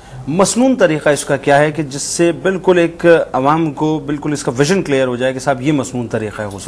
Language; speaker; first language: Urdu; native; Urdu